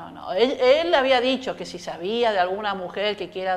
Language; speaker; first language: Spanish; native; Spanish